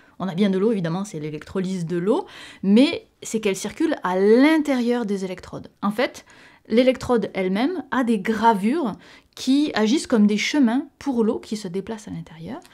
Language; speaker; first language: French; native; French